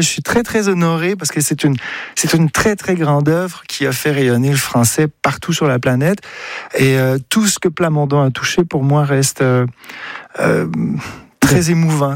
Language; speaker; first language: French; native; French